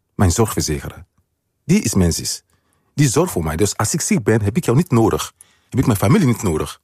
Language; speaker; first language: Dutch; non-native, fluent; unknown